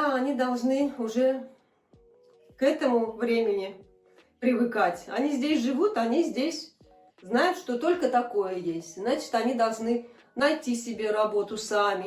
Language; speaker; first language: Russian; native; Russian